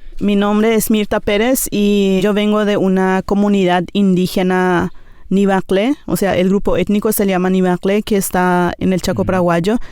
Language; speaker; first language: Spanish; non-native, local second language; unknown